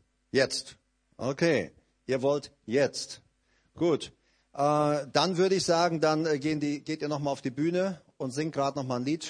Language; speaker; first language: German; native; German